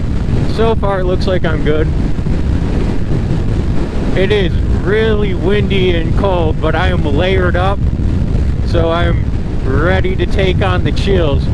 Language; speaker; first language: English; native; English